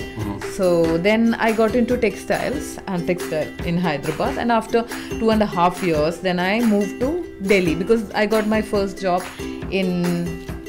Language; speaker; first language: English; non-native, local second language; Malayalam